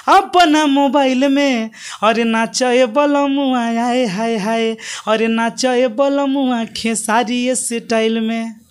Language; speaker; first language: Hindi; non-native, local second language; Bhojpuri